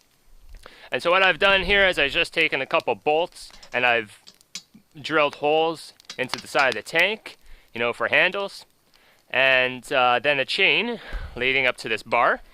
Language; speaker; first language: English; native; English